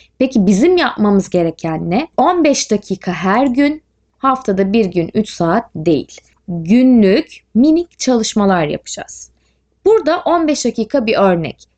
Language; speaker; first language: Turkish; native; Turkish